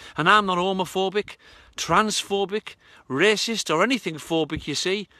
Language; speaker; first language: English; native; English